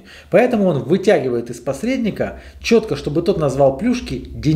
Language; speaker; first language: Russian; native; Russian